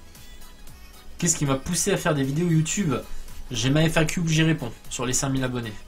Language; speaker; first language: French; native; French